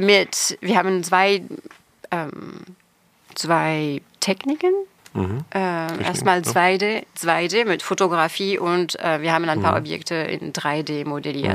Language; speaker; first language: German; non-native, fluent; French